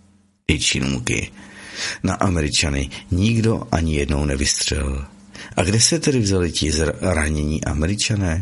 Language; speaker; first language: Czech; native; Czech